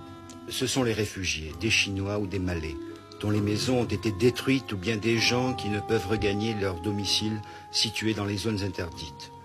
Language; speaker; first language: French; native; French